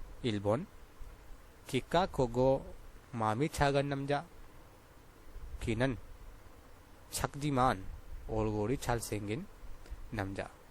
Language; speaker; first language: Korean; non-native, fluent; Urdu